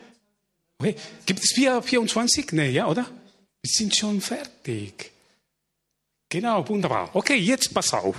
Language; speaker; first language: German; non-native, fluent; Spanish